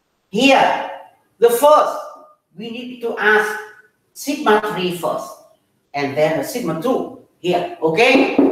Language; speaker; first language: English; non-native, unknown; Vietnamese